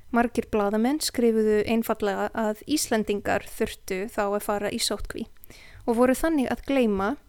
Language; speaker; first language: Icelandic; non-native, fluent; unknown